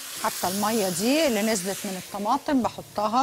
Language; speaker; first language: Arabic; native; Arabic